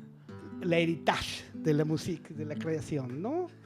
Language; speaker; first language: French; non-native, learner; Spanish